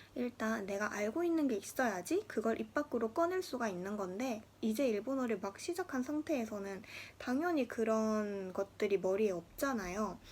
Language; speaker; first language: Korean; native; Korean